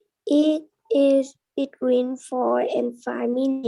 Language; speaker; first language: English; non-native, learner; Vietnamese